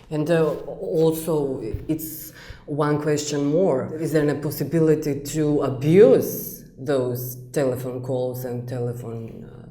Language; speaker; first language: English; non-native, fluent; Macedonian